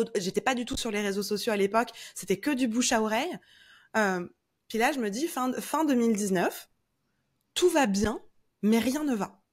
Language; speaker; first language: French; native; French